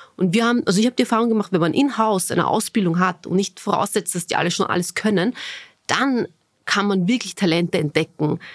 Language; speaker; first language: German; early bilingual, other home language; Bosnian